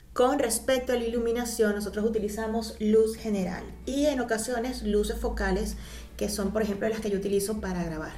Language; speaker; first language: Spanish; native; Spanish